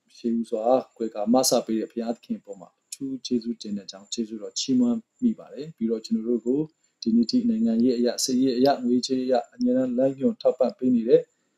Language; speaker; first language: Burmese; non-native, local second language; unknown